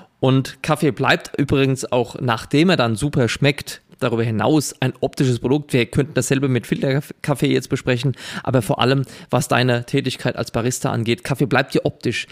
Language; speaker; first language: German; native; German